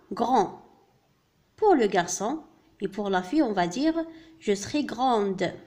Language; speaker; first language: French; non-native, local second language; Arabic